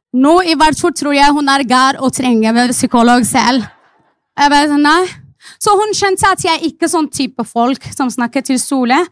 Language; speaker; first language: Norwegian; non-native, fluent; Arabic